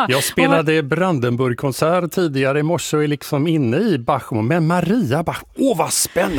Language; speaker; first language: Swedish; native; Swedish